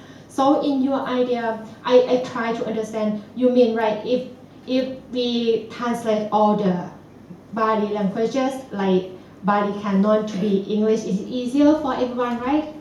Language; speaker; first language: English; non-native, fluent; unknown